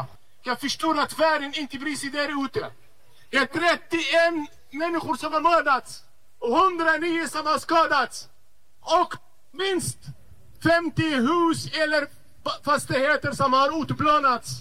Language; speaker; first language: Swedish; non-native, fluent; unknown